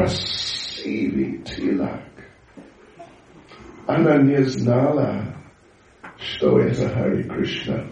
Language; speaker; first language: Russian; non-native, learner; English